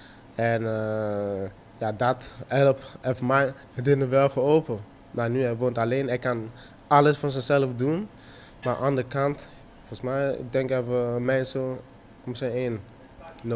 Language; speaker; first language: Dutch; non-native, fluent; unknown